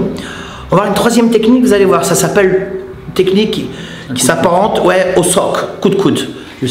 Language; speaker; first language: French; native; French